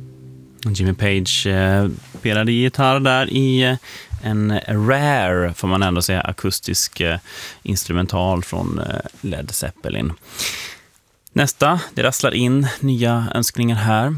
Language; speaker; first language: Swedish; native; Swedish